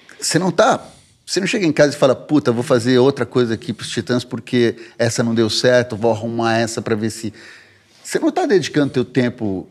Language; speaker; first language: Portuguese; early bilingual, heritage; Portuguese